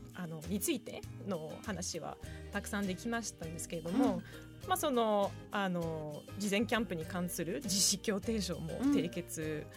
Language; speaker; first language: Japanese; non-native, fluent; French